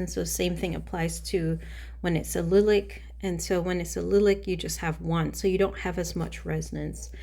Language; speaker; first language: English; native; English